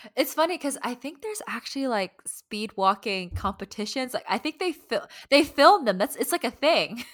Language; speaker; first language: English; early bilingual, other home language; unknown